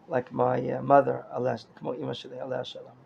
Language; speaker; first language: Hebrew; non-native, fluent; English